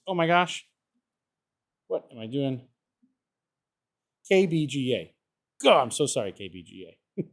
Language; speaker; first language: English; native; English